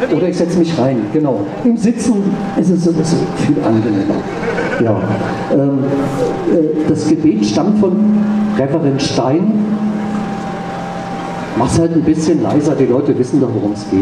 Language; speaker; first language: German; native; German